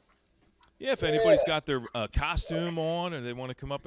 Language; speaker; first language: English; native; English